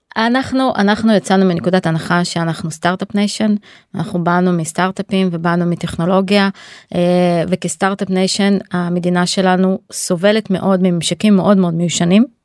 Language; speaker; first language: Hebrew; native; Hebrew